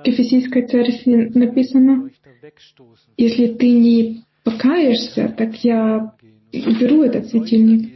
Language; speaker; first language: Russian; non-native, fluent; German